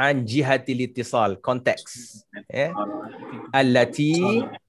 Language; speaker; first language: Arabic; non-native, fluent; Malay